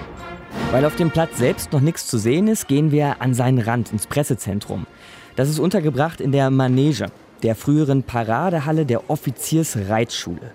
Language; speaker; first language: German; native; German